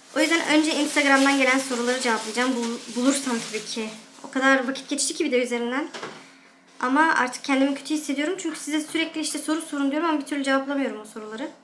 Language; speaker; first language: Turkish; early bilingual, heritage; Turkish